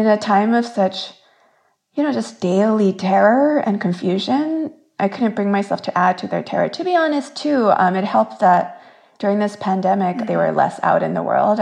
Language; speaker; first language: English; early bilingual, other home language; Korean